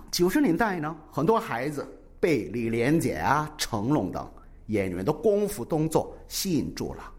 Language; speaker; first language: Chinese; non-native, fluent; Korean